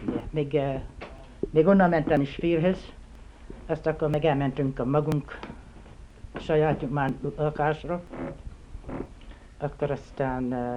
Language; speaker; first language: Hungarian; early bilingual, heritage; Hungarian